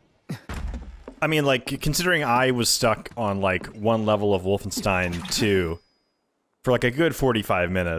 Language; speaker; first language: English; native; English